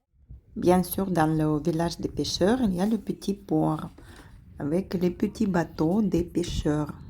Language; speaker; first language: French; non-native, fluent; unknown